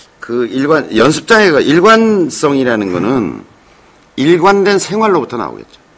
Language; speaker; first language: Korean; native; Korean